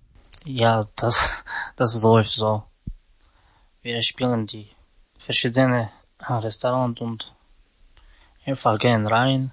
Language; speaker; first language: German; non-native, learner; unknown